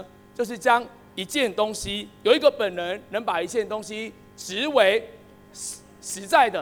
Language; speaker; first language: Chinese; native; Chinese